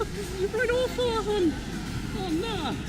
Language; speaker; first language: Welsh; non-native, local second language; English